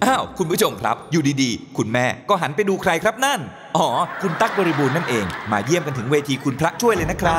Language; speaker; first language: Thai; native; Thai